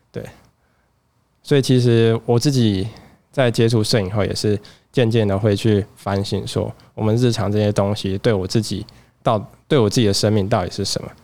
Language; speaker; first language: Chinese; native; Chinese